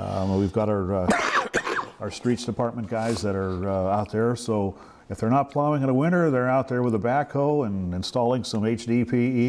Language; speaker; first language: English; native; English